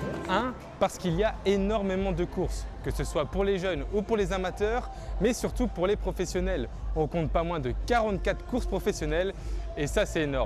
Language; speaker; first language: French; native; French